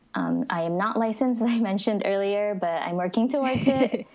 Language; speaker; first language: English; non-native, local second language; Filipino